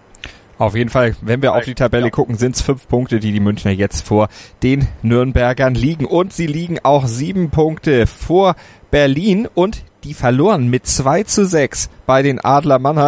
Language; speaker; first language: German; native; German